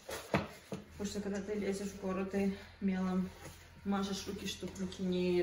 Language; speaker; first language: Russian; early bilingual, heritage; Russian